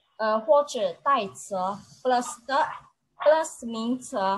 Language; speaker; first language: Chinese; non-native, learner; Indonesian